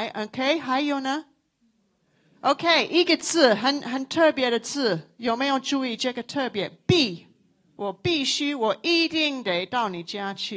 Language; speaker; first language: Chinese; non-native, local second language; English